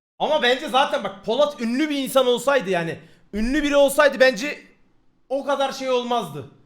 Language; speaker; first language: Turkish; native; Turkish